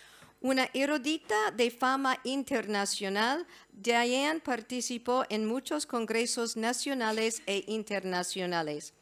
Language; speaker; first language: Spanish; non-native, fluent; English